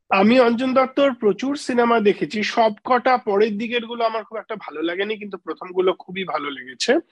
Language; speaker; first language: Bangla; native; Bangla